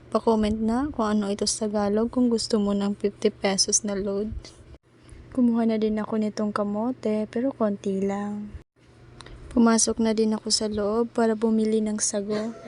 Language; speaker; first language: Filipino; non-native, local second language; Cebuano